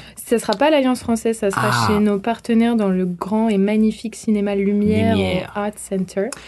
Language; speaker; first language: French; native; French